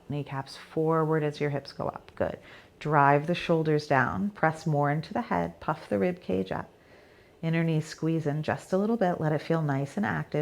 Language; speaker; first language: English; native; English